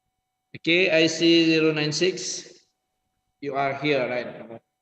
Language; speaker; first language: English; non-native, learner; Indonesian